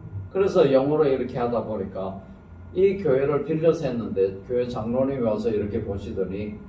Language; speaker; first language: Korean; native; Korean